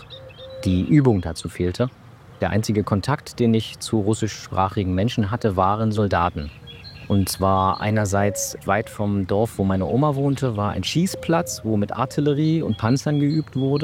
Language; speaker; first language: German; native; German